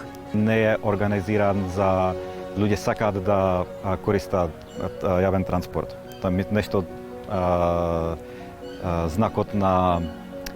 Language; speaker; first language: Macedonian; non-native, fluent; Czech